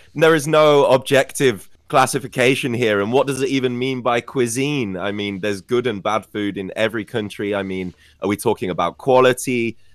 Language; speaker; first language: English; native; English